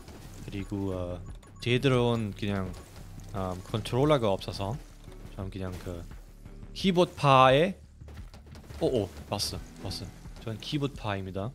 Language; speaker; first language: Korean; non-native, fluent; German